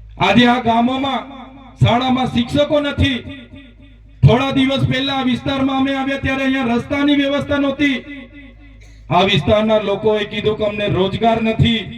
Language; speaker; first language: Gujarati; native; Gujarati